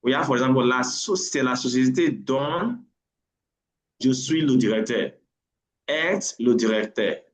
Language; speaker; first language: French; non-native, learner; English